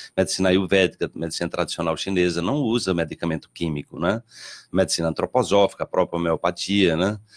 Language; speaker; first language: Portuguese; native; Portuguese